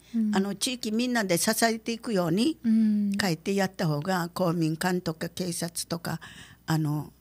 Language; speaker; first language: Japanese; native; Japanese